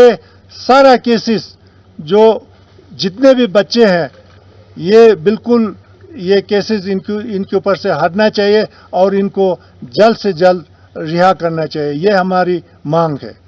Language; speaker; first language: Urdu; non-native, local second language; Ladakhi